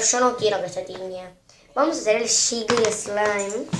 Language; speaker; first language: Spanish; native; Spanish